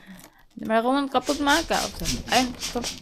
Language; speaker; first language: Dutch; non-native, fluent; Cebuano